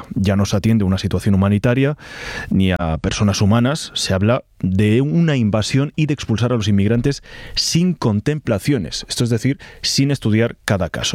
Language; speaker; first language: Spanish; native; Spanish